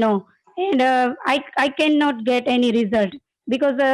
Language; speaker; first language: English; non-native, learner; Gujarati